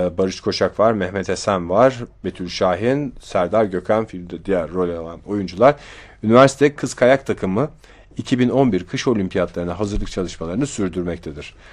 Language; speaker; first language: Turkish; native; Turkish